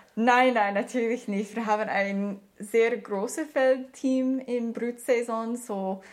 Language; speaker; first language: German; non-native, fluent; English